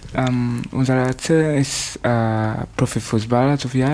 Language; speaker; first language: German; non-native, learner; Swahili